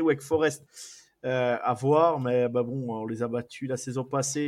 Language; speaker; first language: French; native; French